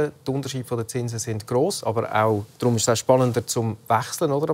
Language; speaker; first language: German; native; German